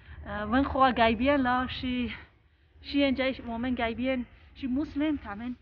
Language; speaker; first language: Chinese; non-native, learner; Persian